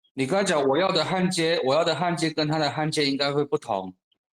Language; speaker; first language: Chinese; native; Chinese